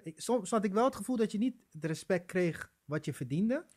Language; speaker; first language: Dutch; native; Dutch